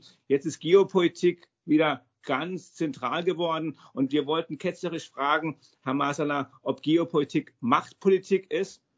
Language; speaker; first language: German; native; German